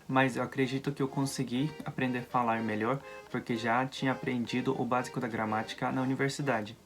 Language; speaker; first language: Portuguese; non-native, fluent; Japanese